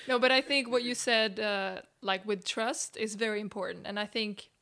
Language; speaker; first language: English; non-native, fluent; Swedish